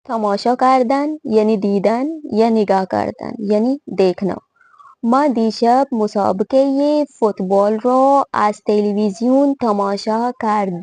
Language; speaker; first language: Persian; non-native, fluent; Urdu